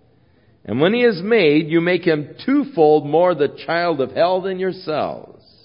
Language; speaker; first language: English; native; English